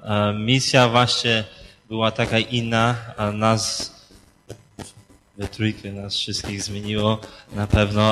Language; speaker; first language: Polish; early bilingual, heritage; Polish